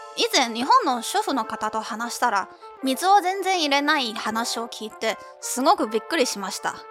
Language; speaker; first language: Japanese; non-native, fluent; Chinese